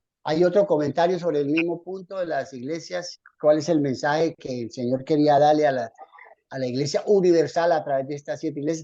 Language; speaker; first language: Spanish; native; Spanish